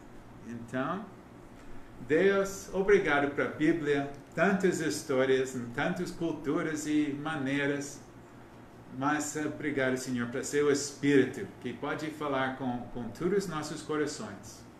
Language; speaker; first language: Portuguese; non-native, learner; English